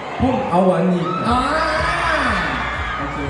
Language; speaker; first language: Thai; non-native, learner; Korean